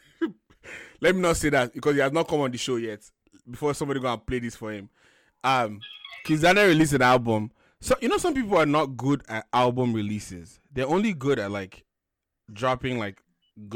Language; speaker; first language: English; non-native, local second language; Yoruba